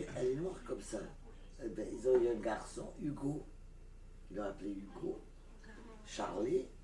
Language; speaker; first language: French; native; French